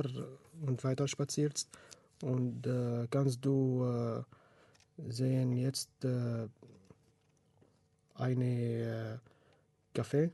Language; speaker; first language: German; non-native, learner; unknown